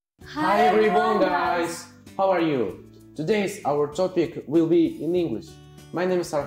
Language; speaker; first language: English; non-native, learner; Kazakh